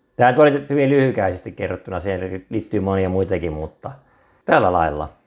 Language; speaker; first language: Finnish; native; Finnish